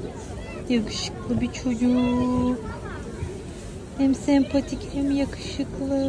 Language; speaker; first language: Turkish; native; Turkish